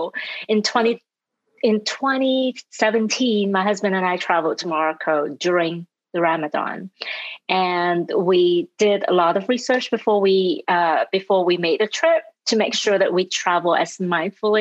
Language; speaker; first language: English; non-native, local second language; Cantonese